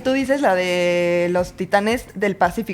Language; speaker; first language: Spanish; native; Spanish